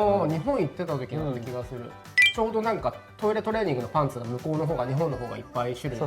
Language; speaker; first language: Japanese; native; Japanese